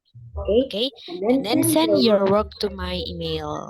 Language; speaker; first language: English; non-native, fluent; Indonesian